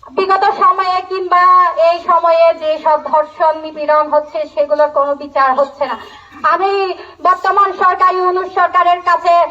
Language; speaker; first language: Bangla; non-native, local second language; Chakma